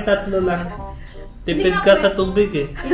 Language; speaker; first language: Filipino; non-native, learner; Hindi